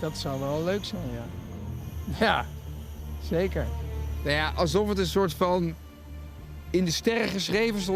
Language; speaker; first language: Dutch; native; Dutch